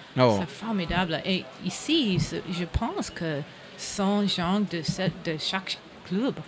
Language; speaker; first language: French; non-native, learner; English